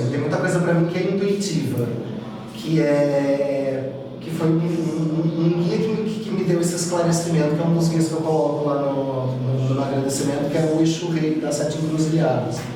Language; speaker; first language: Portuguese; native; Portuguese